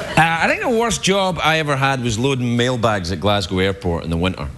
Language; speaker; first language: English; native; English